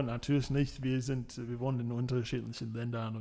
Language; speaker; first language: German; non-native, fluent; English